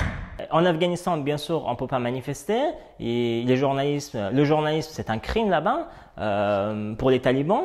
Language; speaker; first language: French; non-native, fluent; Persian